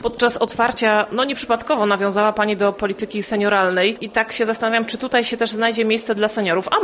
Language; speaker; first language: Polish; native; Polish